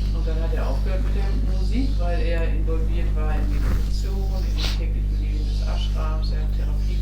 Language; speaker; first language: German; native; German